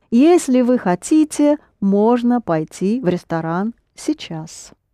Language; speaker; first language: Russian; native; Russian